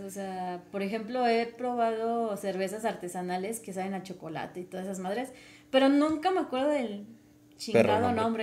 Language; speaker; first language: Spanish; native; Spanish